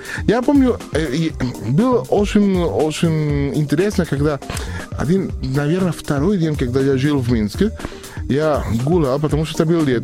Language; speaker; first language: Russian; non-native, learner; Spanish